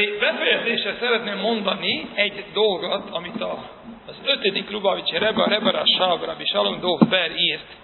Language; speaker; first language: Hungarian; early bilingual, heritage; Hungarian